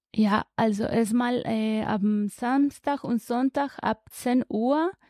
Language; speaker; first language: German; non-native, learner; Spanish